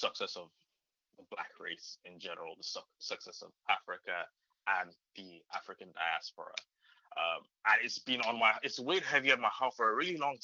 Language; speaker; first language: English; non-native, local second language; Yoruba